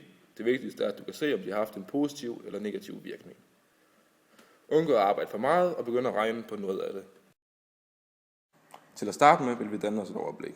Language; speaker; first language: Danish; native; Danish